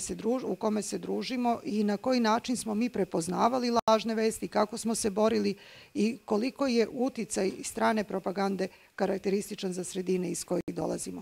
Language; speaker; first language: Bosnian; native; Bosnian